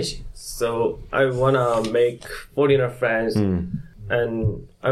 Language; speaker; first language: English; non-native, learner; Korean